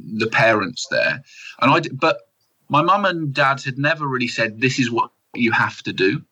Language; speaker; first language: English; native; English